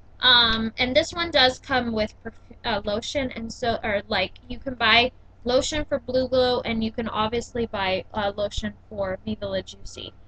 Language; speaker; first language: English; native; English